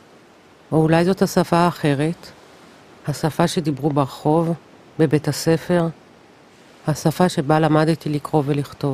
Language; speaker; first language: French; non-native, fluent; Hebrew